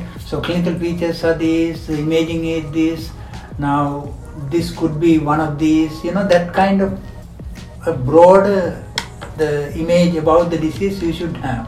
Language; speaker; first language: English; non-native, local second language; Sinhala